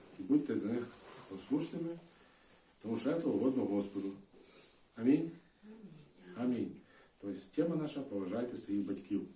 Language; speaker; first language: Ukrainian; native; Ukrainian